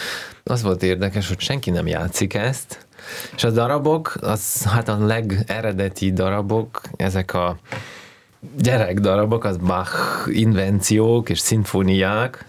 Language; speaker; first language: Hungarian; early bilingual, heritage; Hungarian